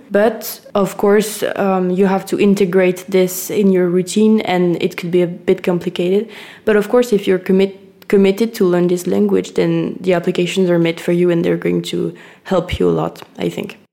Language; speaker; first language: English; non-native, fluent; French